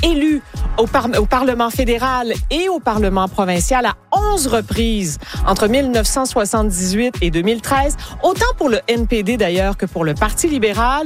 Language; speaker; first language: French; native; French